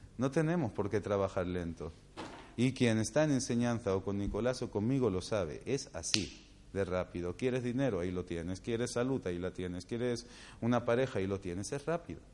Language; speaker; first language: Spanish; native; Spanish